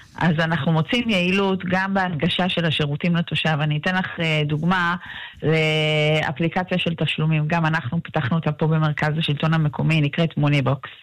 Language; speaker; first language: Hebrew; native; Hebrew